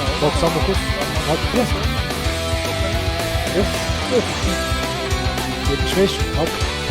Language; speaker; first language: Turkish; native; Turkish